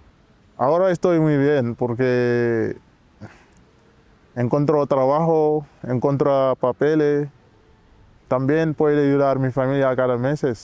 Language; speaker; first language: Spanish; non-native, learner; Wolof